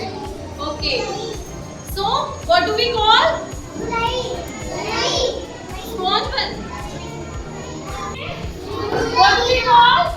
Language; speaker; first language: English; non-native, local second language; Hindi